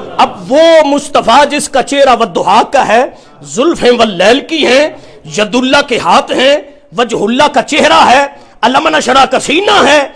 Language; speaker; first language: Urdu; non-native, local second language; Punjabi